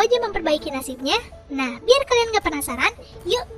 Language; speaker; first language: Indonesian; native; Indonesian